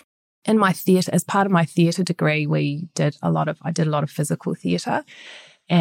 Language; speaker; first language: English; native; English